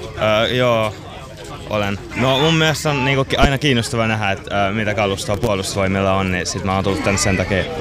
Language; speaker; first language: Finnish; native; Finnish